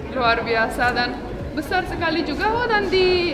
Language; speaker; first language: Indonesian; non-native, fluent; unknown